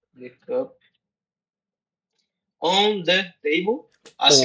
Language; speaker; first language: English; non-native, learner; Portuguese